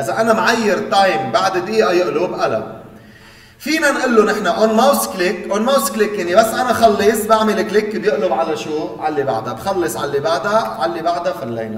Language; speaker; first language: Arabic; native; Arabic